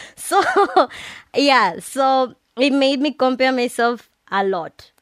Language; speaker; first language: English; non-native, local second language; Swahili